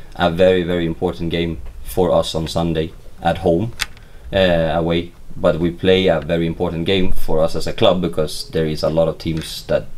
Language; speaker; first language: English; non-native, fluent; Swedish